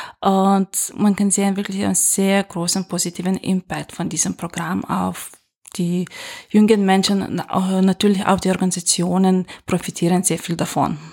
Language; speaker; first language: German; non-native, fluent; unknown